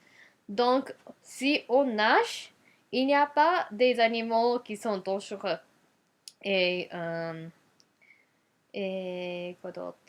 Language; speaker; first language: French; non-native, learner; Japanese